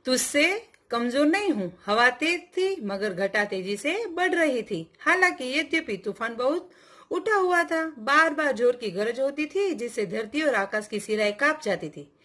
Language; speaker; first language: Hindi; non-native, local second language; Gujarati